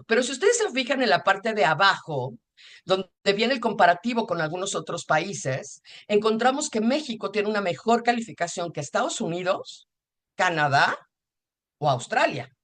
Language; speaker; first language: Spanish; native; Spanish